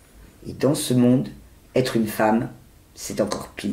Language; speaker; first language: French; native; French